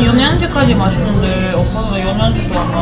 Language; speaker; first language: Korean; non-native, learner; Russian